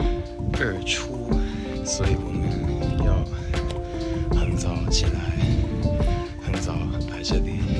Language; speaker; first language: Chinese; non-native, fluent; English